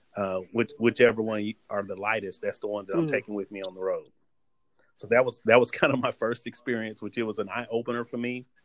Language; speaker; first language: English; native; English